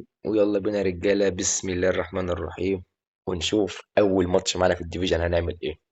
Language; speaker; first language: Arabic; native; Arabic